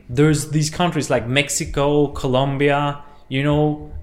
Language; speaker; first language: English; non-native, fluent; Swedish